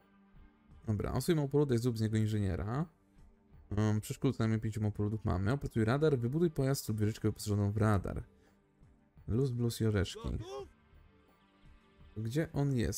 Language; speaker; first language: Polish; native; Polish